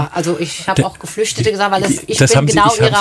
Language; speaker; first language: German; native; German